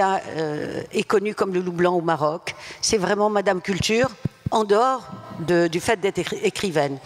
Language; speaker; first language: French; non-native, local second language; Arabic